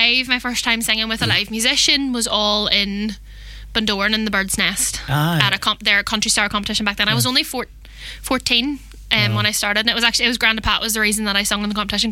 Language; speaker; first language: English; native; English